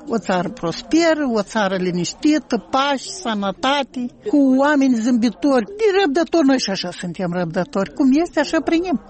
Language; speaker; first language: Romanian; native; Romanian